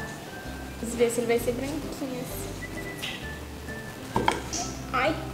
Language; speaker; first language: Portuguese; native; Portuguese